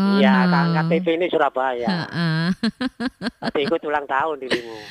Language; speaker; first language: Indonesian; non-native, local second language; Javanese